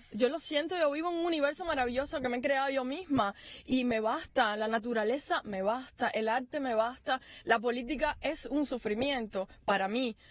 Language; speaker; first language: Spanish; native; Spanish